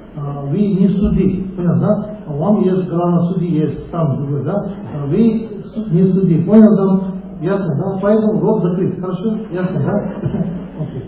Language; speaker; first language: Russian; non-native, learner; Tibetan